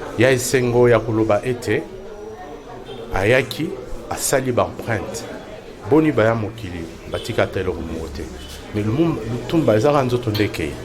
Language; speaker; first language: Lingala; native; Lingala